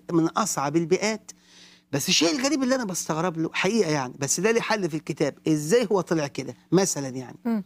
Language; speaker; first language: Arabic; native; Arabic